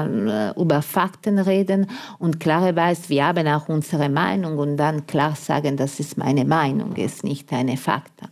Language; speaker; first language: German; non-native, fluent; Italian